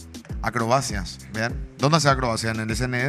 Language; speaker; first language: Spanish; native; Spanish